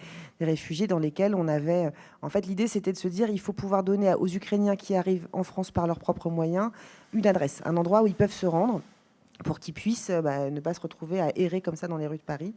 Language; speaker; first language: French; native; French